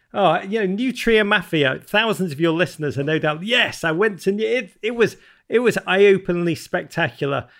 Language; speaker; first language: English; native; English